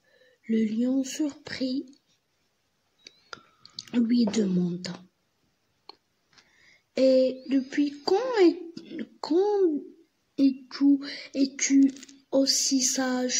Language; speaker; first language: French; non-native, learner; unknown